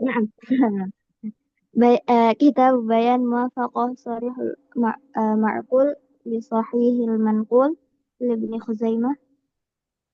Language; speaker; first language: Arabic; non-native, learner; Indonesian